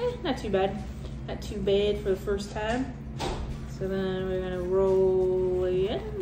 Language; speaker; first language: English; native; English